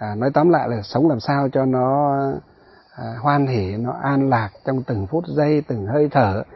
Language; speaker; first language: Vietnamese; non-native, local second language; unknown